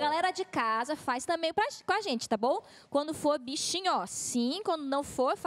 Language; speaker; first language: Portuguese; native; Portuguese